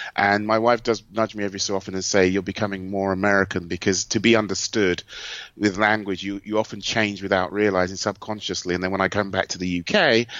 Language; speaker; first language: English; native; English